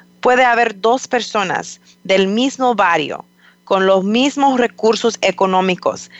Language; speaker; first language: Spanish; non-native, fluent; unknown